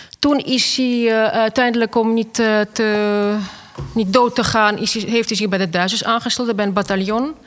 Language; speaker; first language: Dutch; non-native, fluent; Russian